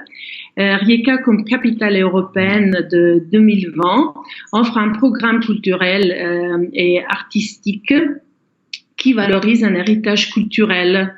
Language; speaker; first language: French; non-native, fluent; Croatian